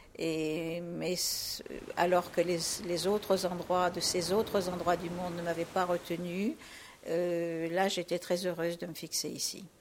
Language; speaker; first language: French; native; French